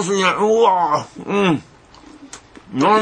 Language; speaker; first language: Japanese; native; Japanese